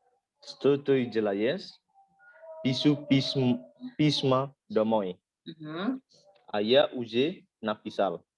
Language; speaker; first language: Russian; non-native, learner; Indonesian